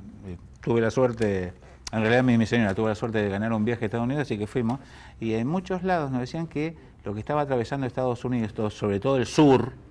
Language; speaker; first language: Spanish; native; Spanish